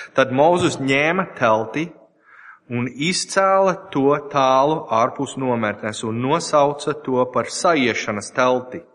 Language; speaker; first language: Latvian; non-native, learner; English